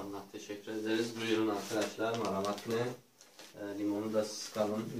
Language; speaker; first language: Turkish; non-native, fluent; Tajik